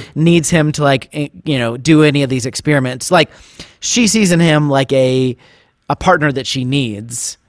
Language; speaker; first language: English; native; English